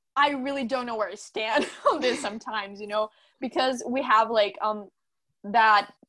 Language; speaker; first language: English; non-native, fluent; Portuguese